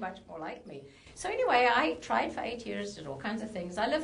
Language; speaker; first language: English; native; English